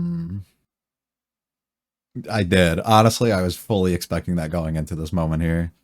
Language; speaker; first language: English; native; English